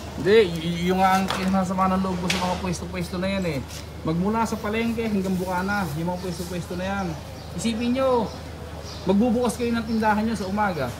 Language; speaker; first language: Filipino; native; Filipino